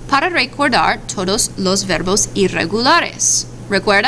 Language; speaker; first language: Spanish; non-native, fluent; English